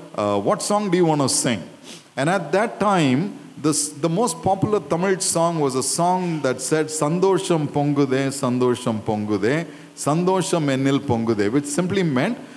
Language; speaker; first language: English; non-native, local second language; Tamil